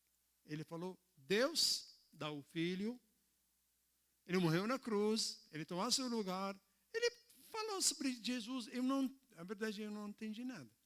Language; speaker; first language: Portuguese; non-native, learner; Arabic